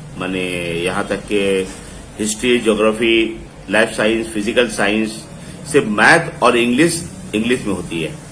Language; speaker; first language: Hindi; non-native, local second language; Urdu